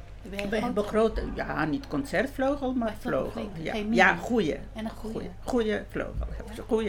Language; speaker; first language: Dutch; non-native, fluent; Georgian